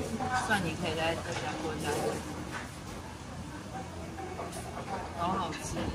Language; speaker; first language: Chinese; native; Chinese